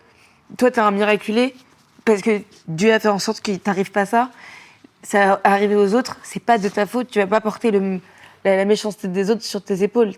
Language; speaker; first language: French; native; French